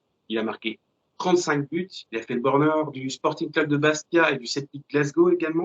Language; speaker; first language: French; native; French